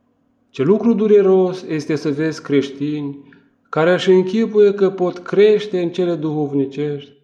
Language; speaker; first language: Romanian; native; Romanian